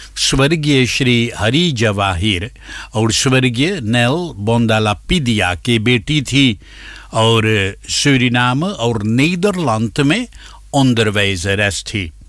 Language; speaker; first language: Hindi; early bilingual, heritage; Hindi